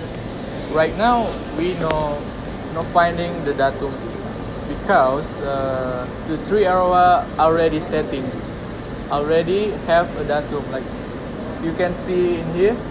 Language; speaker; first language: English; non-native, learner; Indonesian